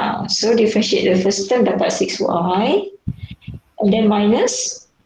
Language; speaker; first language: English; non-native, local second language; Malay